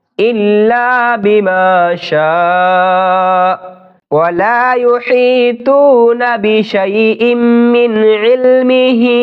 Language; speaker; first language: Arabic; non-native, learner; Bangla